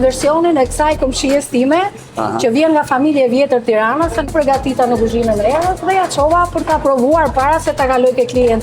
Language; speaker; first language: Albanian; native; Albanian